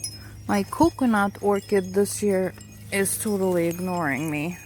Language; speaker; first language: English; non-native, fluent; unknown